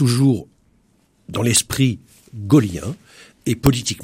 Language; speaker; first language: French; native; French